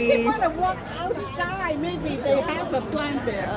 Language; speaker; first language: English; non-native, learner; Cantonese